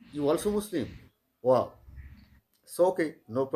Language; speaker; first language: English; non-native, learner; Bangla